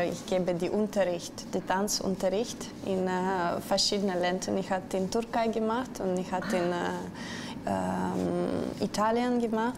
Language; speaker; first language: German; non-native, learner; Russian